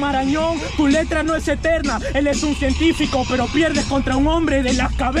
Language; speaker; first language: Spanish; native; Spanish